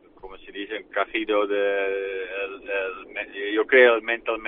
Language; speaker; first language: Spanish; non-native, fluent; Dutch